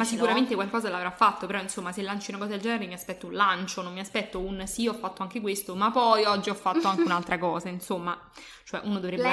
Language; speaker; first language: Italian; native; Italian